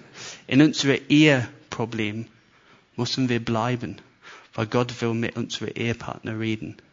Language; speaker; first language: German; non-native, fluent; English